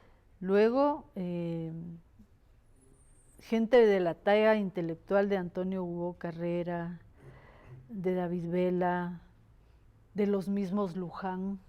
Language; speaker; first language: Spanish; native; Spanish